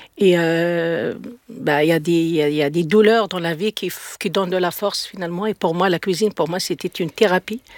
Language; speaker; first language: French; non-native, local second language; Kabyle